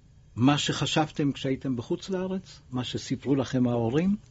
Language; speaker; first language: Hebrew; native; Hebrew